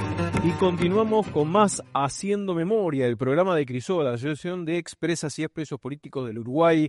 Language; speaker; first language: Spanish; native; Spanish